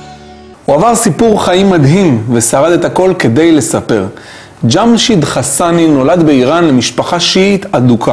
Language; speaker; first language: Hebrew; native; Hebrew